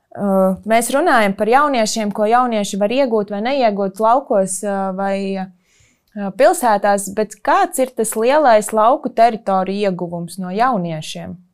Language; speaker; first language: Latvian; native; Latvian